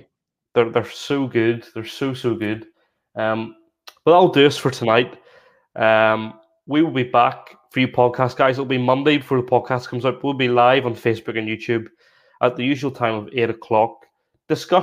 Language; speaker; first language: English; native; English